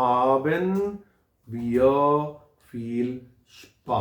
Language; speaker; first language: German; non-native, fluent; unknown